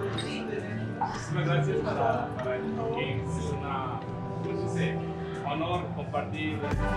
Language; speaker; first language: Spanish; non-native, learner; Hindi